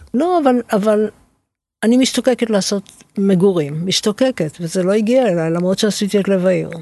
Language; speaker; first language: Hebrew; native; Hebrew